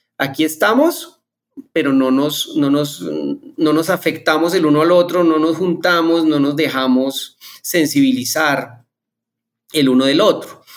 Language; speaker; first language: Spanish; native; Spanish